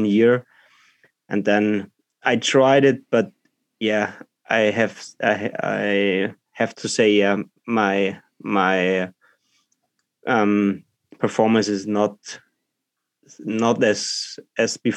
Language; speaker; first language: English; non-native, learner; German